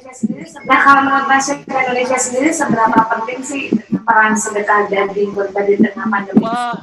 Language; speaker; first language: Indonesian; native; Indonesian